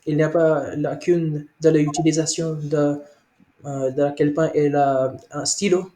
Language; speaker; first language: French; non-native, learner; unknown